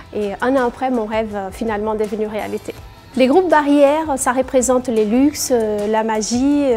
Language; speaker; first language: French; non-native, fluent; Portuguese